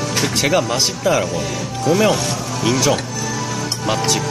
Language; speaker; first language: Korean; non-native, fluent; Japanese